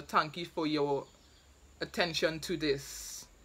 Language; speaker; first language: English; native; English